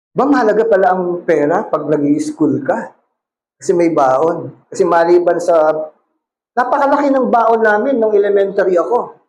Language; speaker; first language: Filipino; non-native, local second language; Cebuano